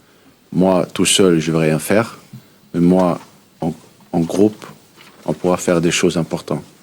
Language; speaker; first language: French; early bilingual, heritage; French